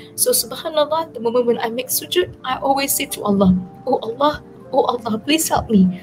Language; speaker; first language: English; non-native, local second language; Malay